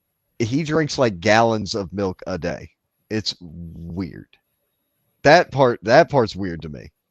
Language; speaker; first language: English; native; English